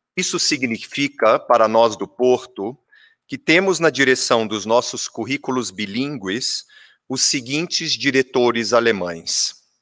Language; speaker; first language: Portuguese; native; Portuguese